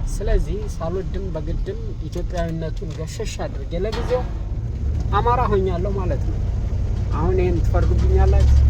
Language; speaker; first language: Amharic; native; Amharic